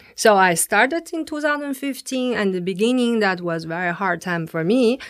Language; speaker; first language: English; non-native, fluent; Chinese